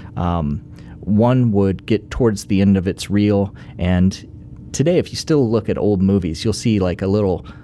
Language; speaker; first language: English; native; English